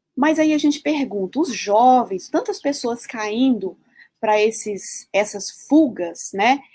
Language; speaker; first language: Portuguese; early bilingual, heritage; Portuguese